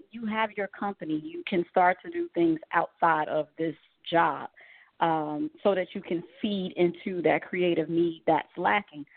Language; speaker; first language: English; native; English